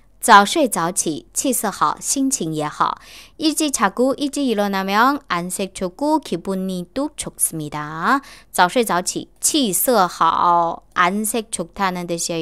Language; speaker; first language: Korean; non-native, fluent; Chinese